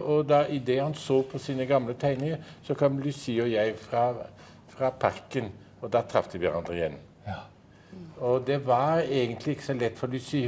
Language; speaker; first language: Norwegian; early bilingual, heritage; Norwegian